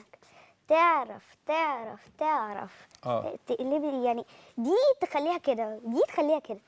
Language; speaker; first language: Arabic; native; Arabic